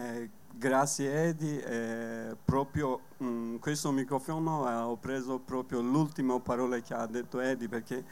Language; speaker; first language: Italian; non-native, learner; Kurdish